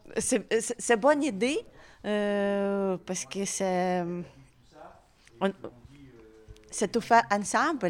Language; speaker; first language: French; non-native, learner; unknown